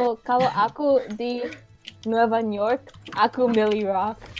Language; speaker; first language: Indonesian; early bilingual, heritage; Indonesian